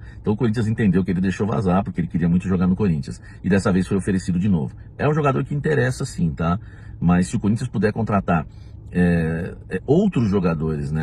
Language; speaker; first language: Portuguese; native; Portuguese